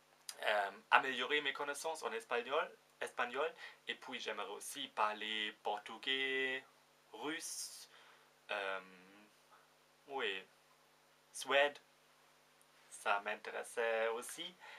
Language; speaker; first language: French; non-native, fluent; German